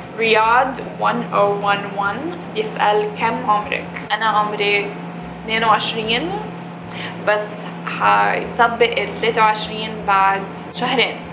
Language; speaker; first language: Arabic; early bilingual, heritage; English